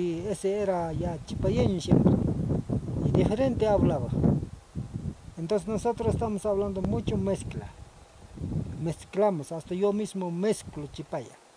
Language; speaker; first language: Spanish; non-native, local second language; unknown